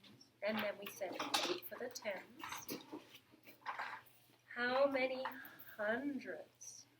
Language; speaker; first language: English; native; English